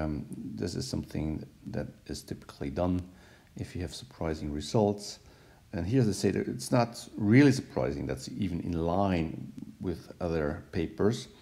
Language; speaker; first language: English; non-native, fluent; German